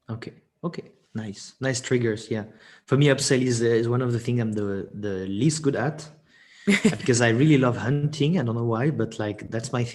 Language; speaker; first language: English; non-native, fluent; French